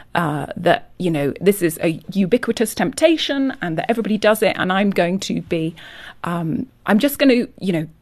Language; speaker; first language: English; native; English